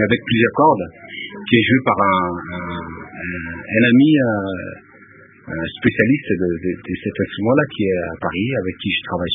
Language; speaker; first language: French; non-native, local second language; Lingala